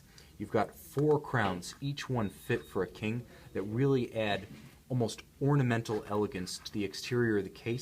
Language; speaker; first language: English; native; English